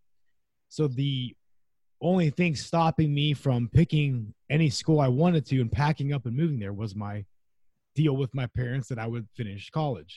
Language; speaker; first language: English; native; English